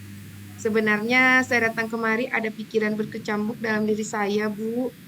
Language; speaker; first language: Indonesian; native; Indonesian